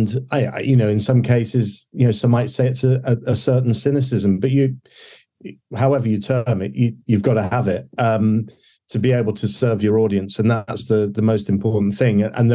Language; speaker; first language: English; native; English